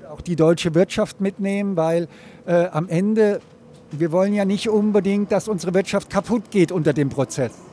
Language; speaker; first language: German; native; German